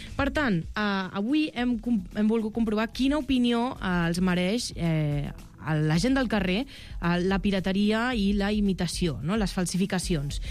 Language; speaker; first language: Catalan; native; Catalan